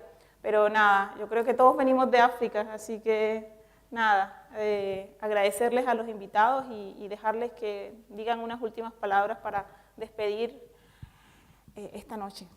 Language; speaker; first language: Spanish; native; Spanish